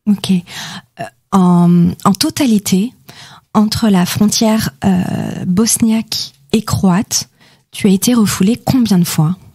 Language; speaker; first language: French; native; French